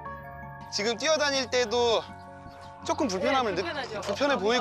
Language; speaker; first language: Korean; native; Korean